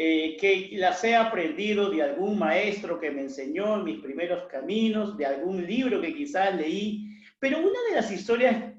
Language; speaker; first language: Spanish; native; Spanish